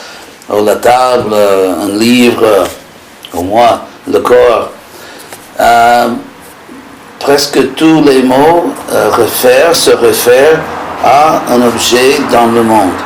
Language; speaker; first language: French; non-native, fluent; English